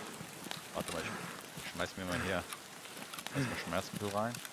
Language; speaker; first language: German; native; German